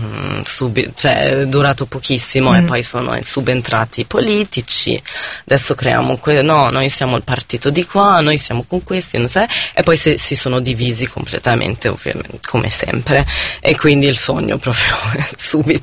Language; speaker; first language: Italian; non-native, fluent; Arabic